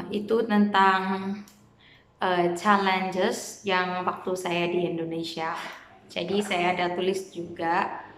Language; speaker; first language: Indonesian; non-native, fluent; Khmer